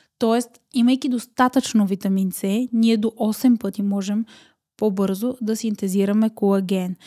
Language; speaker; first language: Bulgarian; native; Bulgarian